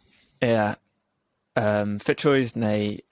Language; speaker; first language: Welsh; non-native, local second language; English